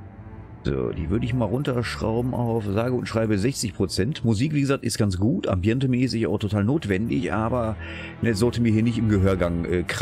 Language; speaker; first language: German; native; German